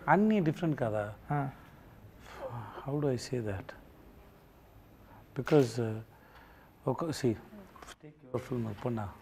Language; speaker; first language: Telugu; non-native, learner; Tamil